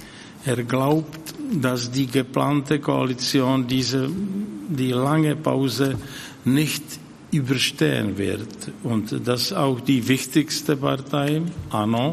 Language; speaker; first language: German; non-native, fluent; Czech